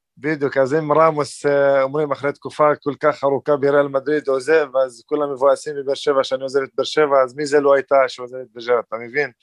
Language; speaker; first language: Hebrew; non-native, local second language; Arabic